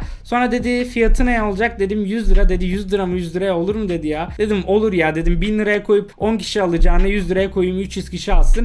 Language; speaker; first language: Turkish; native; Turkish